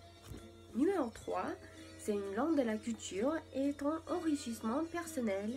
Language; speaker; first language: French; non-native, learner; English